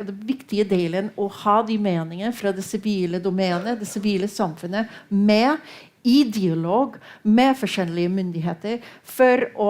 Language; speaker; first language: Norwegian; non-native, fluent; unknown